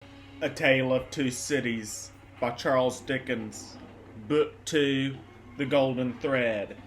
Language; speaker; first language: English; native; English